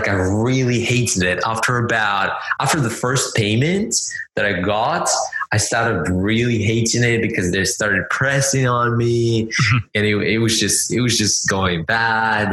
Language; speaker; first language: English; non-native, fluent; Lithuanian